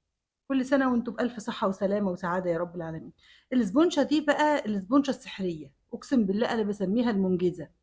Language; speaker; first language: Arabic; native; Arabic